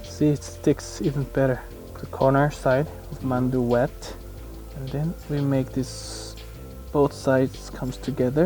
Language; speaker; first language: English; non-native, fluent; Korean